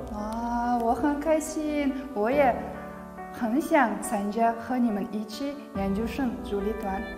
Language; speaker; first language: Chinese; non-native, fluent; Kazakh